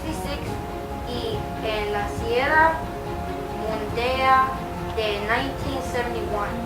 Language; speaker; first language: Spanish; non-native, learner; English